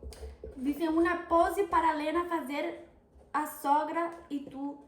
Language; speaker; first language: Spanish; early bilingual, other home language; Portuguese